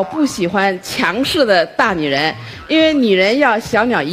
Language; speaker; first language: Chinese; native; Chinese